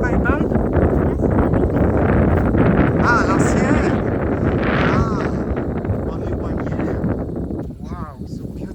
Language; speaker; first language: English; non-native, learner; French